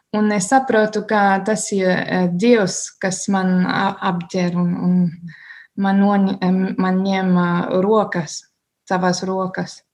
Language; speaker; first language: Latvian; non-native, learner; German